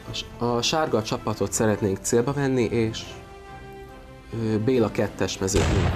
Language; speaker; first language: Hungarian; native; Hungarian